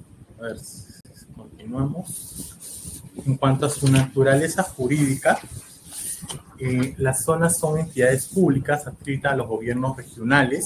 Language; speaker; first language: Spanish; native; Spanish